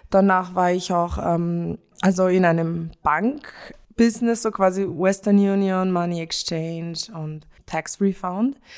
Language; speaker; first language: German; early bilingual, other home language; Romanian